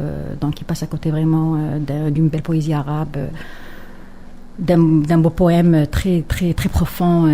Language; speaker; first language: French; non-native, local second language; Arabic